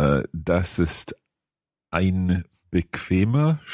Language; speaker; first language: German; non-native, learner; English